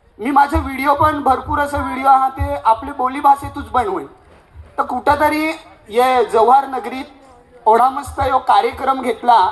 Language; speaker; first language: Marathi; non-native, local second language; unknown